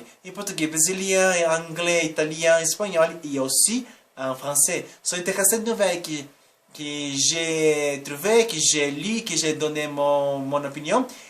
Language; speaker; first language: French; non-native, learner; Portuguese